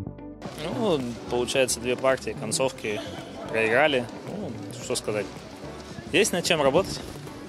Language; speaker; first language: Russian; native; Russian